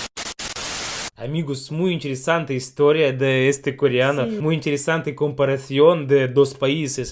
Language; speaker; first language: Spanish; non-native, learner; Russian